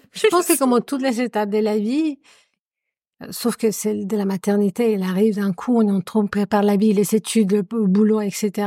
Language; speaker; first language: French; non-native, fluent; Spanish